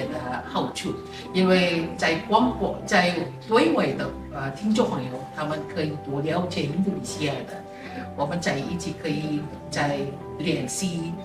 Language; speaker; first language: Chinese; non-native, local second language; Indonesian